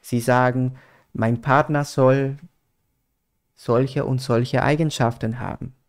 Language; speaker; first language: German; non-native, fluent; Spanish